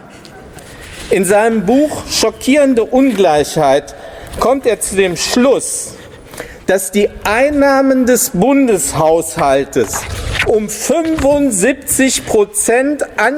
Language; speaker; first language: German; native; German